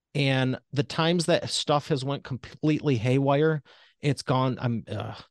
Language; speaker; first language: English; native; English